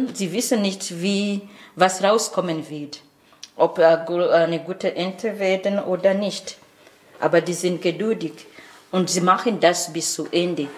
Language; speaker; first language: German; non-native, learner; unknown